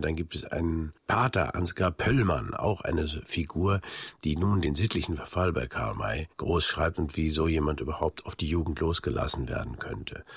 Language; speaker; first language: German; native; German